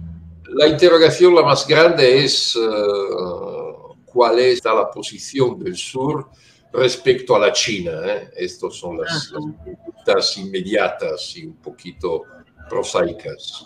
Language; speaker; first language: Spanish; non-native, fluent; Italian